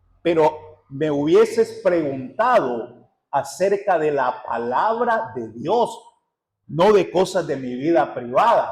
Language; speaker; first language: Spanish; native; Spanish